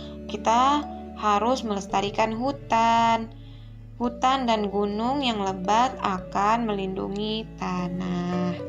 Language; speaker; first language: Indonesian; native; Indonesian